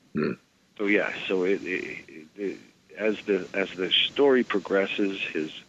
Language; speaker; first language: English; native; English